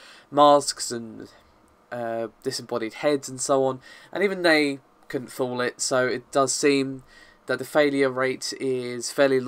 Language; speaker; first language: English; native; English